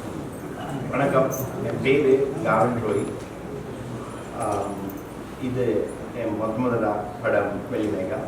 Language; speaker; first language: Tamil; non-native, learner; Malayalam